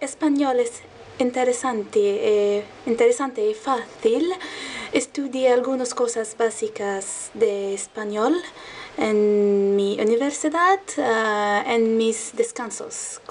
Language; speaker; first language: Spanish; non-native, learner; Arabic